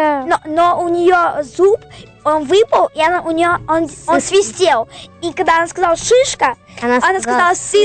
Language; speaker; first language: Russian; early bilingual, heritage; Russian